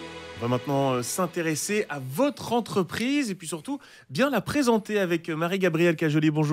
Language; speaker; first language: French; native; French